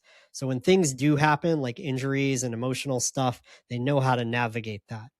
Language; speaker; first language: English; native; English